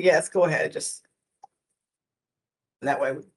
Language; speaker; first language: English; native; English